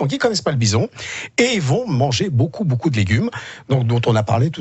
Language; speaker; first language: French; native; French